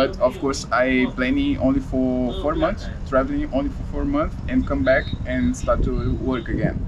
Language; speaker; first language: English; non-native, learner; Portuguese